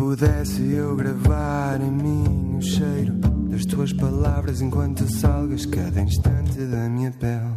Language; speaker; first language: Catalan; non-native, learner; Portuguese